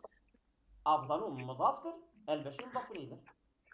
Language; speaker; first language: Turkish; native; Turkish